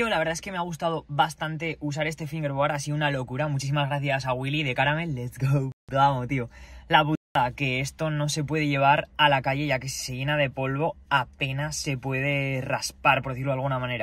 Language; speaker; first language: Spanish; native; Spanish